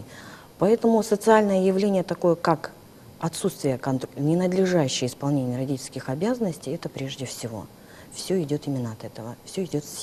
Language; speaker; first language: Russian; native; Russian